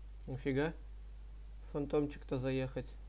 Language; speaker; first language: Russian; native; Russian